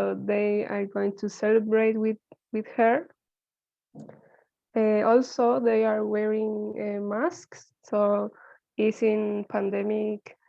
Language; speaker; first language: English; non-native, learner; Spanish